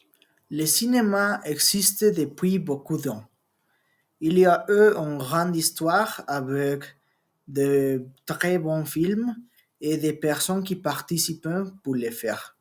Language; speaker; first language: French; non-native, learner; Spanish